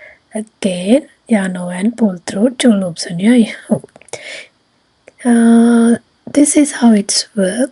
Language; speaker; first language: English; non-native, fluent; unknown